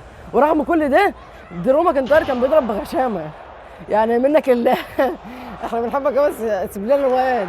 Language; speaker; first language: Arabic; native; Arabic